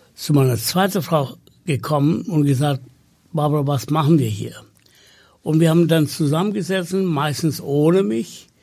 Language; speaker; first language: German; non-native, fluent; Tamil